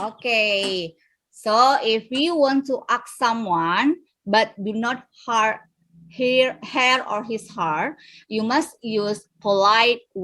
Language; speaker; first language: English; non-native, fluent; Indonesian